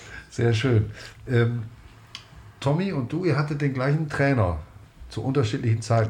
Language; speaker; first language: German; native; German